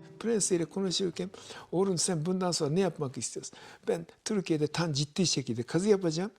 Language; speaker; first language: Turkish; non-native, fluent; Japanese